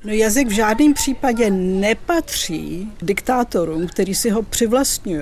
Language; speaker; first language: Czech; early bilingual, other home language; Russian